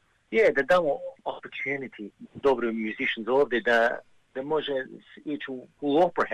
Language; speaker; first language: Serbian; early bilingual, heritage; Serbian